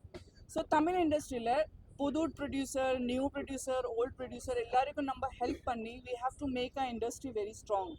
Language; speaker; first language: Tamil; non-native, fluent; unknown